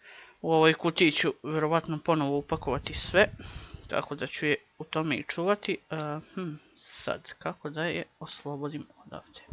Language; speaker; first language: Croatian; native; Croatian